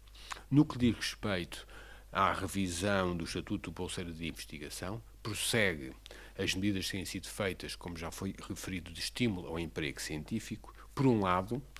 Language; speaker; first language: Portuguese; native; Portuguese